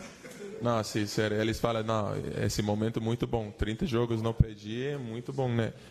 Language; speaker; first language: Portuguese; non-native, learner; English